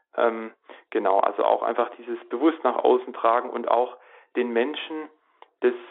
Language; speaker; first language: German; native; German